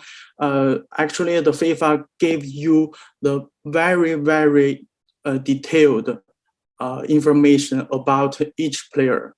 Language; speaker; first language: English; non-native, learner; Chinese